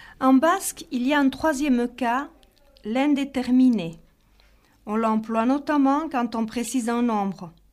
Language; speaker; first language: French; native; French